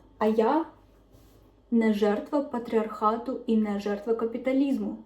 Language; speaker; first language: Ukrainian; non-native, local second language; Russian